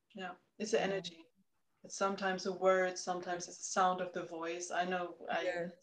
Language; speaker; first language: English; non-native, fluent; German